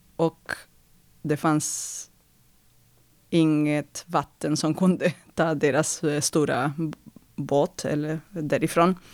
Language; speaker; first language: Swedish; non-native, fluent; Spanish